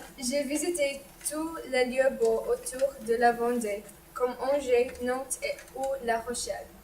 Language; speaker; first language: French; non-native, learner; English